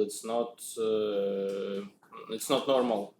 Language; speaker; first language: English; non-native, learner; Russian